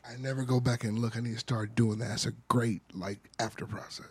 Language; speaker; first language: English; native; English